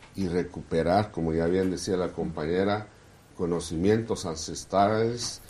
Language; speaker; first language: Spanish; non-native, local second language; Kʼicheʼ